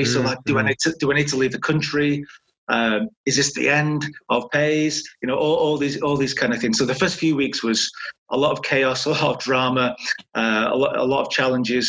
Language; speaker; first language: English; native; English